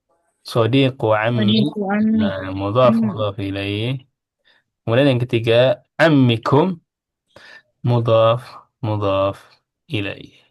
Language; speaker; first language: Indonesian; native; Indonesian